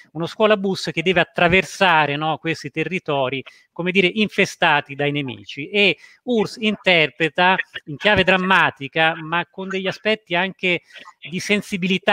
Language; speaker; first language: Italian; native; Italian